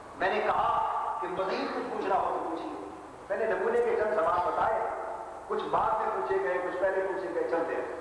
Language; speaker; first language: Urdu; non-native, local second language; Punjabi